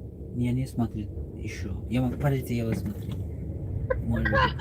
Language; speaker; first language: Russian; non-native, learner; English